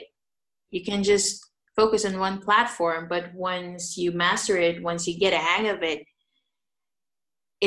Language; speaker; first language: English; non-native, local second language; Filipino